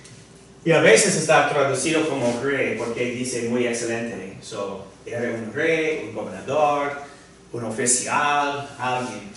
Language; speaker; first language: Spanish; non-native, fluent; English